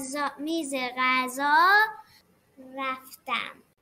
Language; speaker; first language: Persian; early bilingual, heritage; Persian